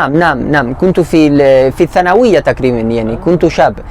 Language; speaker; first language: Arabic; non-native, learner; Spanish